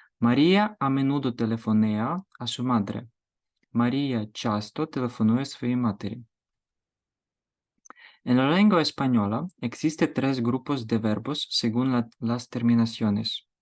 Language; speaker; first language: Spanish; non-native, fluent; Ukrainian